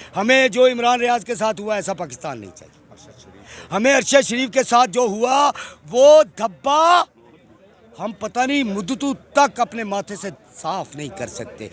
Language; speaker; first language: Urdu; non-native, local second language; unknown